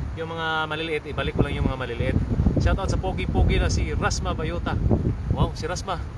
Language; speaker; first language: Filipino; native; Filipino